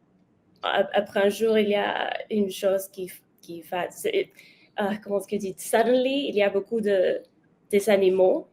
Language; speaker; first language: French; non-native, learner; Spanish